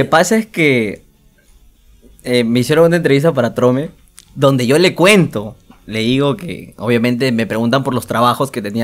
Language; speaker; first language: Spanish; native; Spanish